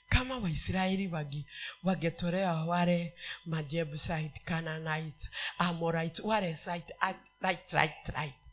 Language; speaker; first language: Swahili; non-native, local second language; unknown